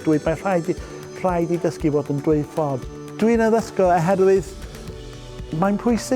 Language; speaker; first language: Welsh; non-native, local second language; English